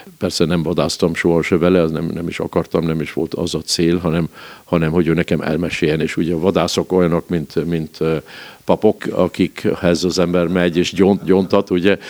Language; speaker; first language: Hungarian; early bilingual, heritage; Hungarian